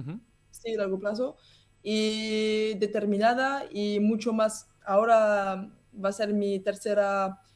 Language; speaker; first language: Spanish; non-native, learner; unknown